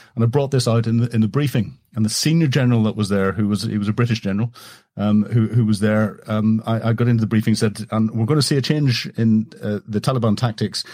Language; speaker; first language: English; native; English